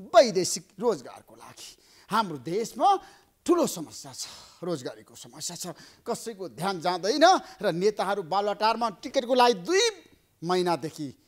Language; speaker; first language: Nepali; native; Nepali